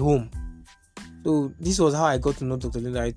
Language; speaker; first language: English; non-native, local second language; Igbo